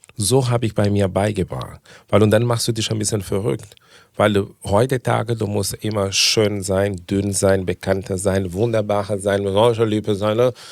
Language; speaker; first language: German; non-native, fluent; Portuguese